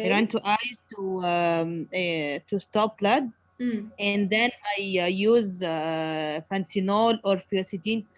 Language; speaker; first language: English; non-native, learner; Arabic